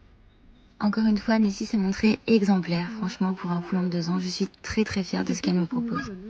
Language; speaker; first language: French; native; French